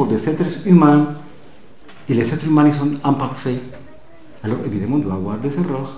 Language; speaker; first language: French; non-native, fluent; Spanish